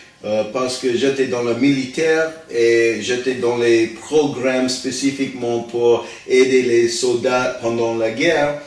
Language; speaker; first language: French; non-native, learner; English